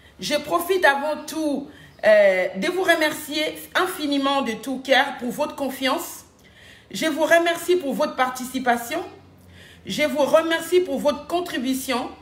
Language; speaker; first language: French; non-native, local second language; Lingala